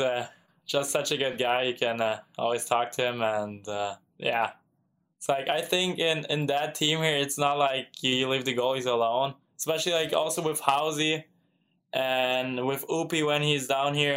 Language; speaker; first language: English; non-native, fluent; German